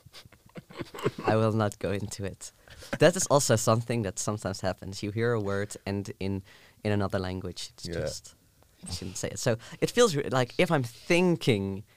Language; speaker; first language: English; non-native, fluent; Dutch